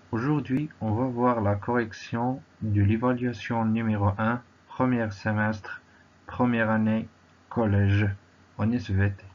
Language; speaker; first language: French; non-native, local second language; Arabic